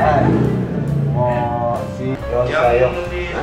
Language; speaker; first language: Japanese; non-native, learner; Indonesian